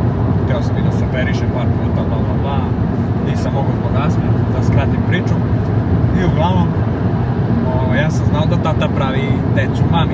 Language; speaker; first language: Serbian; native; Serbian